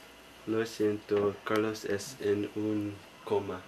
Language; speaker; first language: Spanish; non-native, learner; English